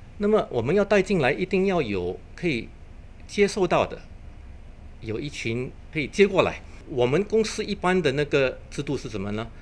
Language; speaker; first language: Chinese; native; Chinese